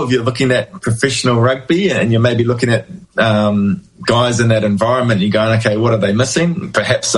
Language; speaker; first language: English; native; English